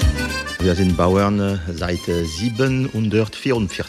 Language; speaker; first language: German; non-native, fluent; French